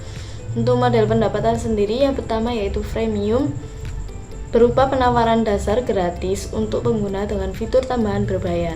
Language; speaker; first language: Indonesian; native; Indonesian